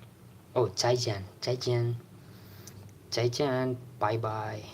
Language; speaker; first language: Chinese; non-native, learner; Indonesian